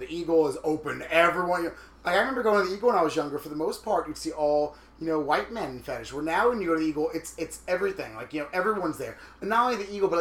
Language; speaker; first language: English; native; English